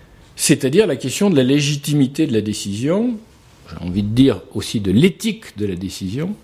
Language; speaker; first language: French; native; French